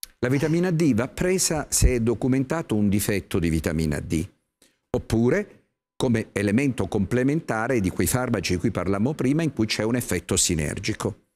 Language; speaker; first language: Italian; native; Italian